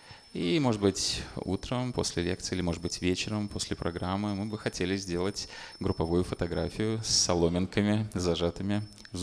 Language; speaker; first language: Russian; native; Russian